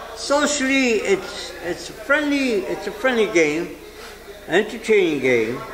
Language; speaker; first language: English; native; English